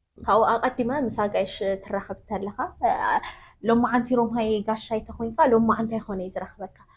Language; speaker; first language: Tigrinya; non-native, local second language; Amharic